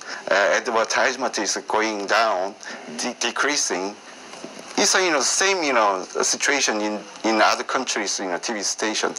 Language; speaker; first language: English; non-native, learner; Korean